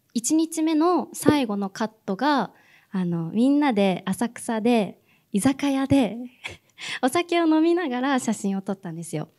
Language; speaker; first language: Japanese; native; Japanese